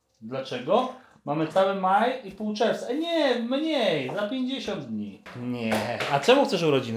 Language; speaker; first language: Polish; native; Polish